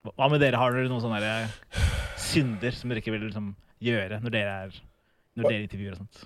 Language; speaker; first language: Norwegian; early bilingual, other home language; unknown